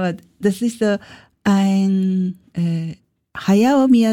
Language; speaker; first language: German; non-native, learner; Japanese